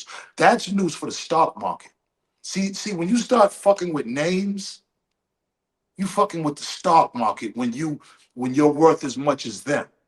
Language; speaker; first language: English; native; English